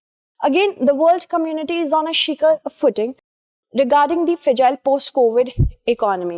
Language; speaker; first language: English; non-native, local second language; Hindi